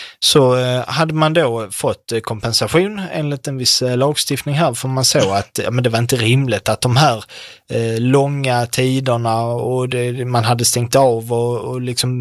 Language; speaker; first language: Swedish; native; Swedish